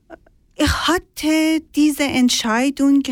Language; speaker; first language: German; non-native, learner; Persian